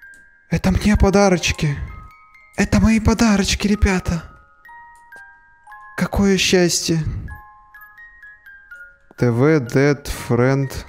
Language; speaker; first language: Russian; native; Russian